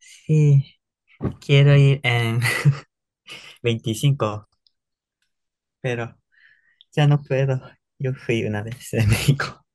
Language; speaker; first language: Spanish; non-native, learner; Japanese